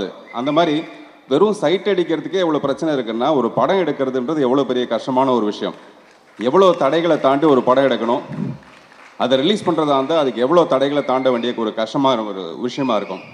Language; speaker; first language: Tamil; native; Tamil